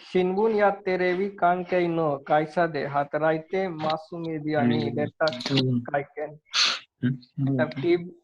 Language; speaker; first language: Japanese; non-native, learner; Hindi